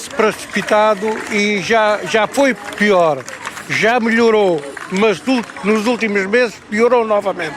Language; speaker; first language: Portuguese; native; Portuguese